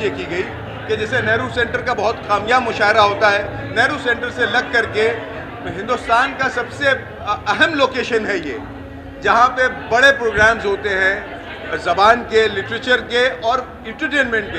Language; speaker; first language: Hindi; native; Hindi